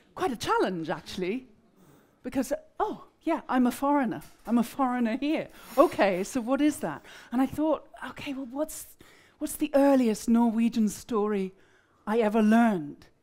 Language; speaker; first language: English; native; English